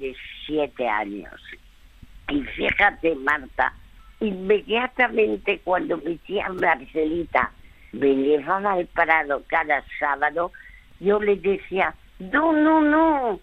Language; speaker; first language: Spanish; early bilingual, other home language; French